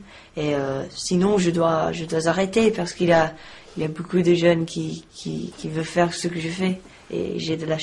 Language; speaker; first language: French; non-native, learner; English